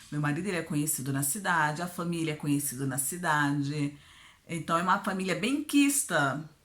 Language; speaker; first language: Portuguese; native; Portuguese